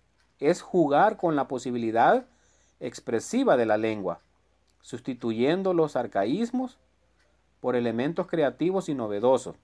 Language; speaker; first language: Spanish; native; Spanish